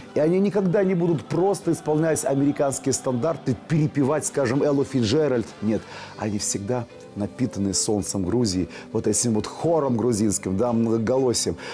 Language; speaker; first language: Russian; native; Russian